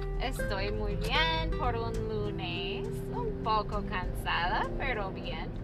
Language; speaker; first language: Spanish; non-native, fluent; English